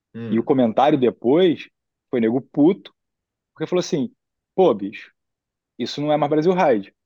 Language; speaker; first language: Portuguese; native; Portuguese